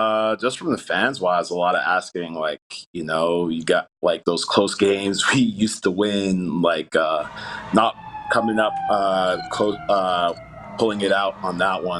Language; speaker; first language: English; native; English